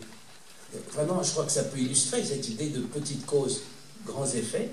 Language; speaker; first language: French; native; French